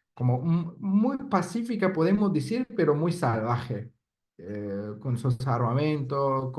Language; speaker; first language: Spanish; non-native, fluent; Persian